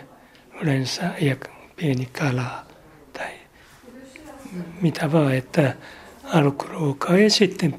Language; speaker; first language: Finnish; non-native, learner; Japanese